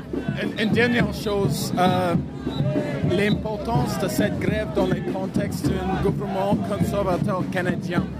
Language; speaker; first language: French; non-native, learner; English